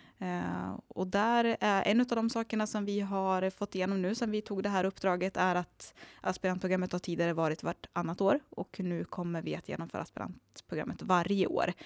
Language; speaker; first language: Swedish; native; Swedish